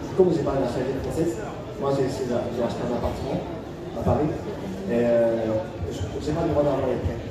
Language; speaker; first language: French; non-native, fluent; Japanese